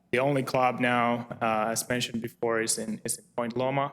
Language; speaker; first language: English; non-native, fluent; Finnish